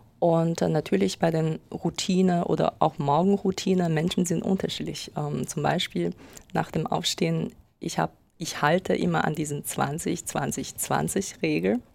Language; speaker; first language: German; non-native, fluent; Chinese